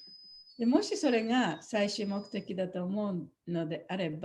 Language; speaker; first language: Japanese; native; Japanese